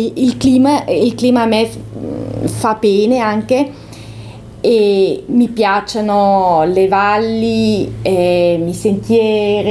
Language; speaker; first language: Italian; non-native, local second language; German